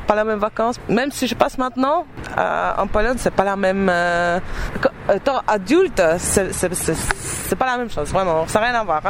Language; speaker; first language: French; non-native, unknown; Polish